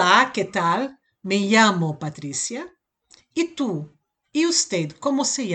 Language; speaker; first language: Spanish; non-native, learner; Portuguese